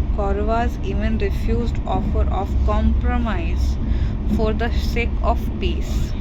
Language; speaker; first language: English; non-native, local second language; Hindi